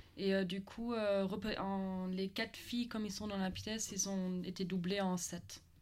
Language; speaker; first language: French; non-native, fluent; German